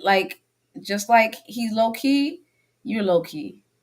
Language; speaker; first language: English; native; English